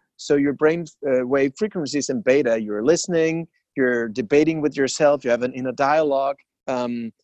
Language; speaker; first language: English; non-native, fluent; Danish